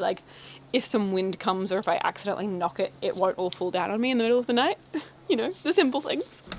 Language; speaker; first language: English; native; English